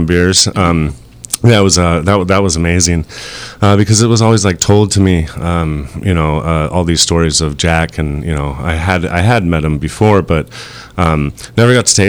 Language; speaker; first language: English; native; English